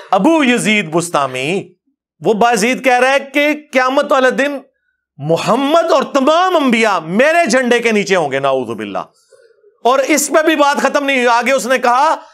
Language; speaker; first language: Urdu; non-native, local second language; Punjabi